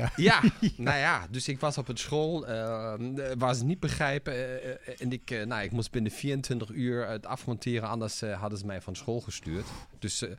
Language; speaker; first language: Dutch; non-native, fluent; German